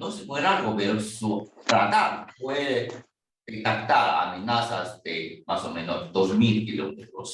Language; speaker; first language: Spanish; non-native, fluent; Chinese